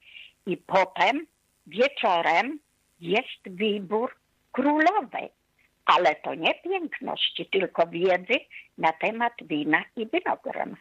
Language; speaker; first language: Polish; non-native, fluent; Hungarian